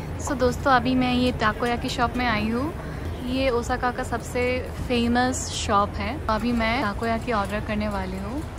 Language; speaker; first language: Hindi; non-native, local second language; Bangla